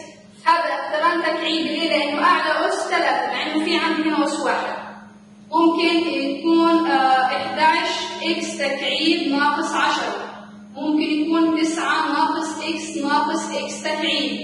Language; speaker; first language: Arabic; native; Arabic